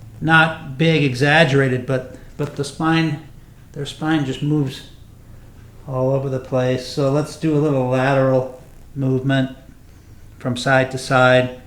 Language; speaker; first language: English; native; English